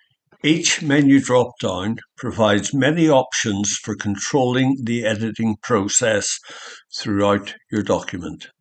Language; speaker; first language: English; native; English